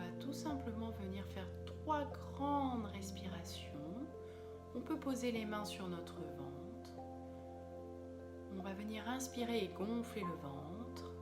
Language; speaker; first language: French; native; French